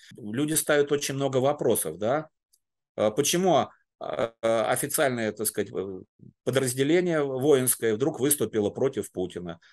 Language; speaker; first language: Russian; native; Russian